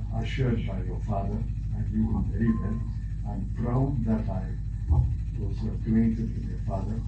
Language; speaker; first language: English; non-native, local second language; Tamil